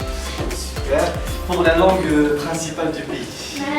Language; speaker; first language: French; non-native, local second language; Arabic